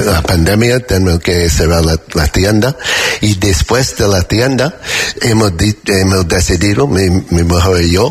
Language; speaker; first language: Spanish; non-native, learner; English